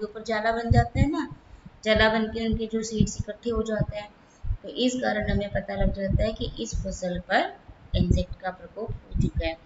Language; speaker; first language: Hindi; native; Hindi